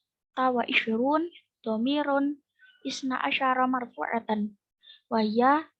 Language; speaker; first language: Arabic; non-native, learner; Indonesian